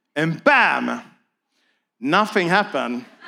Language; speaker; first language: English; non-native, fluent; Swedish